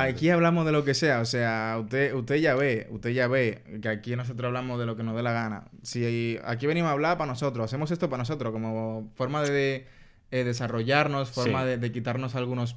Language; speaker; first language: Spanish; native; Spanish